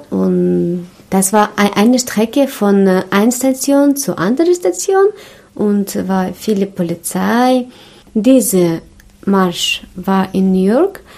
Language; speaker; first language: German; non-native, learner; Russian